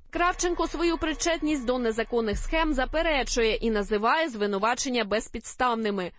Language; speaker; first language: Ukrainian; native; Ukrainian